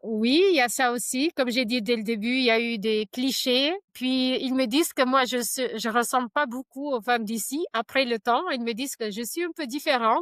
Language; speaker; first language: French; non-native, fluent; Albanian